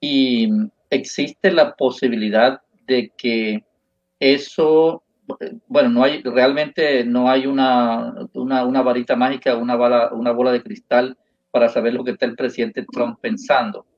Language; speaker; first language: Spanish; native; Spanish